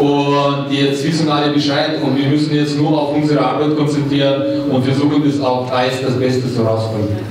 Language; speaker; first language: German; non-native, fluent; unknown